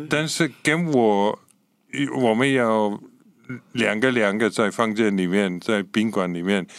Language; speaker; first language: Chinese; non-native, fluent; English